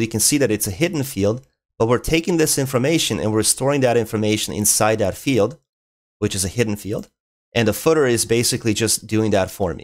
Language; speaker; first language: English; native; English